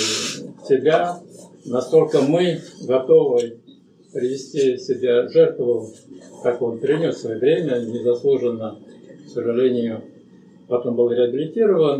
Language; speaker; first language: Russian; native; Russian